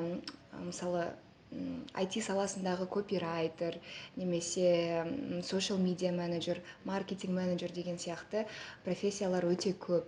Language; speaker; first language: Kazakh; non-native, local second language; Russian